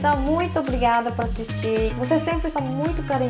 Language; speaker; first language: Portuguese; non-native, fluent; Korean